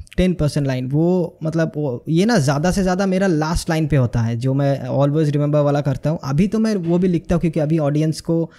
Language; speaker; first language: Hindi; non-native, local second language; Bangla